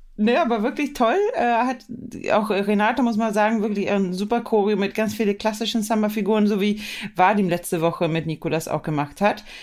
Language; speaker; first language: German; non-native, fluent; Swedish